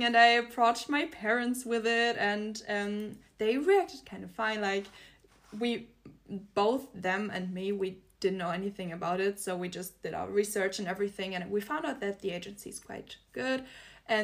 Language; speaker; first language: English; non-native, fluent; German